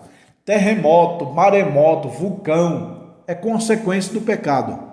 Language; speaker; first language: Portuguese; native; Portuguese